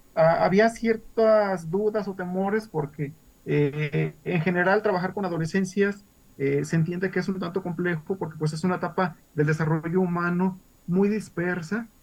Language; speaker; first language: Spanish; native; Spanish